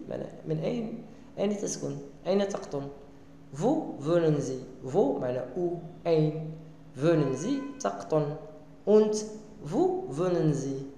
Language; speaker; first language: German; non-native, learner; Arabic